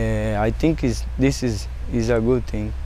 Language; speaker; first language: English; non-native, fluent; Portuguese